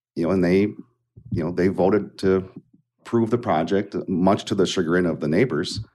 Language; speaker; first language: English; native; English